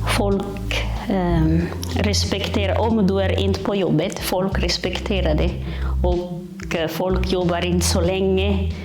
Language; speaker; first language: Swedish; non-native, learner; Malagasy